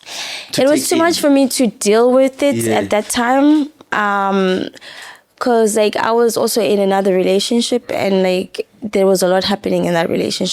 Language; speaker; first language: English; non-native, local second language; Zulu